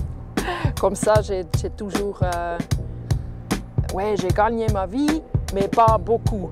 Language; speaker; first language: French; non-native, local second language; German